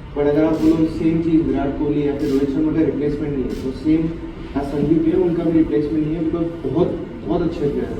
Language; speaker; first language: Hindi; non-native, local second language; Assamese